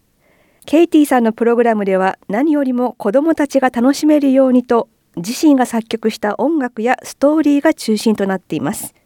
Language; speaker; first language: Japanese; native; Japanese